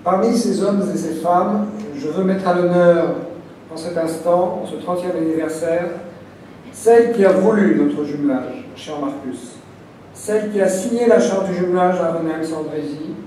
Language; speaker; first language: French; native; French